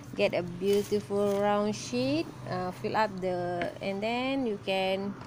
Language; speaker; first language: English; non-native, local second language; Malay